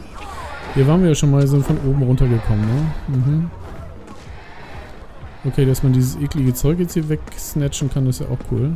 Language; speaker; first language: German; native; German